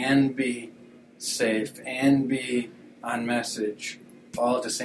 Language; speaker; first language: English; native; English